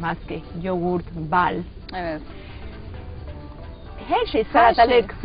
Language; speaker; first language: Turkish; non-native, learner; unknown